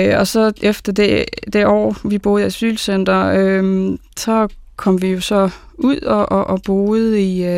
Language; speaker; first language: Danish; early bilingual, other home language; Arabic